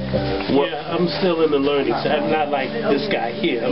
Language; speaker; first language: English; native; English